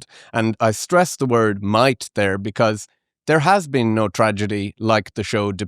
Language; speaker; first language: English; native; English